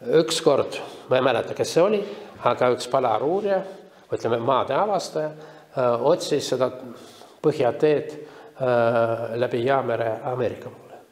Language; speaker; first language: Estonian; non-native, local second language; Russian